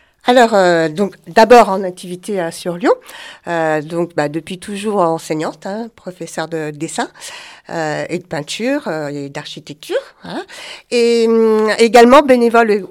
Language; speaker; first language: French; native; French